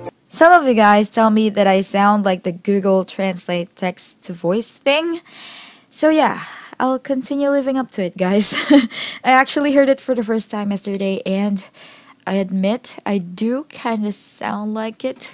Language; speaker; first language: English; non-native, local second language; Filipino